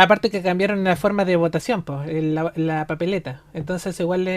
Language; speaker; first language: Spanish; native; Spanish